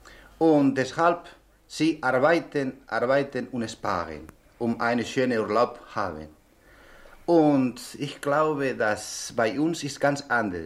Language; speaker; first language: German; non-native, learner; Spanish